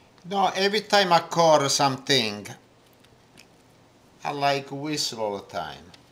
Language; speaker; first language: English; non-native, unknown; Italian